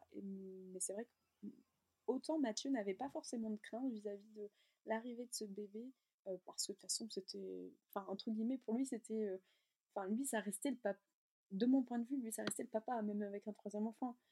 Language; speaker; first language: French; native; French